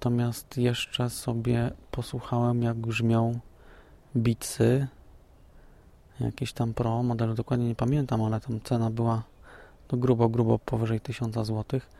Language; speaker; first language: Polish; native; Polish